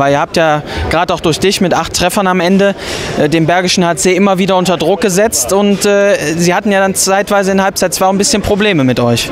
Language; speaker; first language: German; native; German